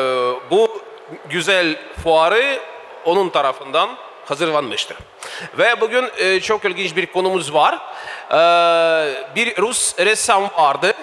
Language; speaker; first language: Turkish; non-native, fluent; Russian